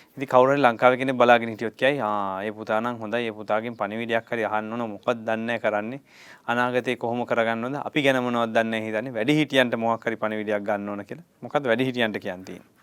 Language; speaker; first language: Sinhala; native; Sinhala